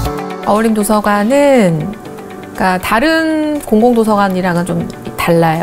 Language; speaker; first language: Korean; native; Korean